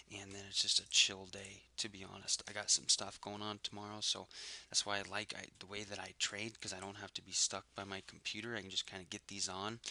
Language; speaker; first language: English; native; English